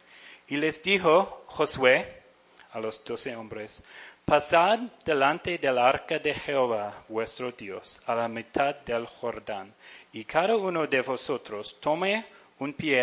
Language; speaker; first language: Spanish; non-native, fluent; English